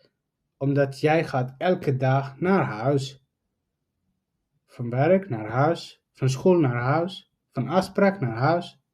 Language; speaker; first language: Dutch; non-native, fluent; Tigrinya